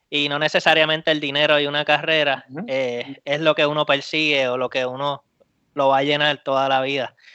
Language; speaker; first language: Spanish; native; Spanish